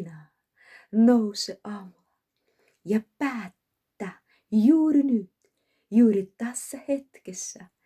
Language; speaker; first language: Finnish; non-native, learner; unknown